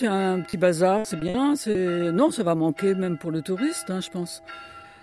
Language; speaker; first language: French; native; French